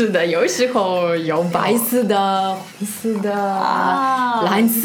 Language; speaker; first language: Chinese; non-native, fluent; Russian